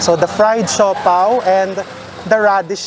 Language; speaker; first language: English; non-native, local second language; Filipino